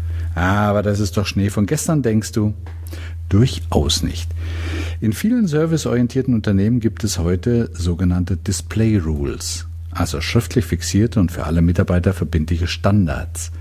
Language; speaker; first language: German; native; German